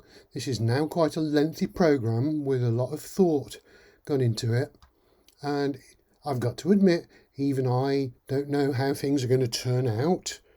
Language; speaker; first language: English; native; English